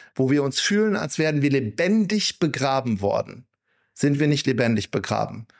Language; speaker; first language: German; native; German